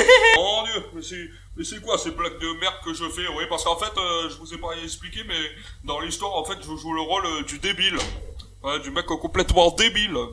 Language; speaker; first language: French; native; French